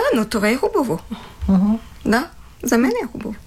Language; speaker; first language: Bulgarian; non-native, fluent; French